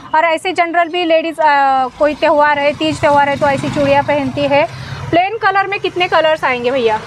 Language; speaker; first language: Hindi; non-native, local second language; Marathi